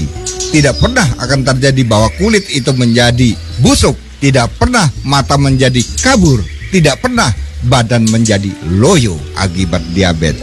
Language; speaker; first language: Indonesian; native; Indonesian